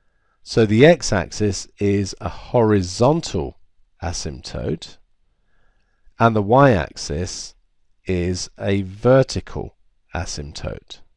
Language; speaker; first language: English; native; English